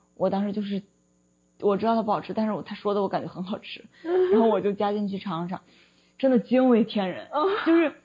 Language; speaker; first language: Chinese; native; Chinese